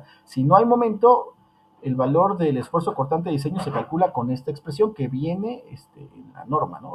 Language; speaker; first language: Spanish; native; Spanish